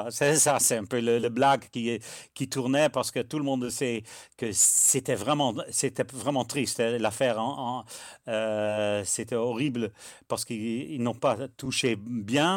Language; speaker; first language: French; non-native, fluent; Dutch